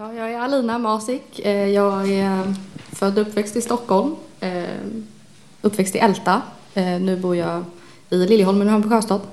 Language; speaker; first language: Swedish; native; Swedish